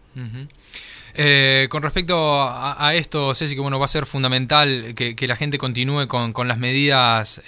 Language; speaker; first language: Spanish; native; Spanish